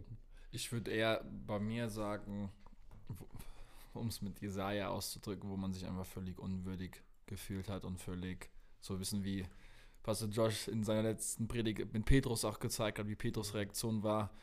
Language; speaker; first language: German; native; German